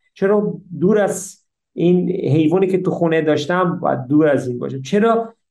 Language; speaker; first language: Persian; early bilingual, heritage; Persian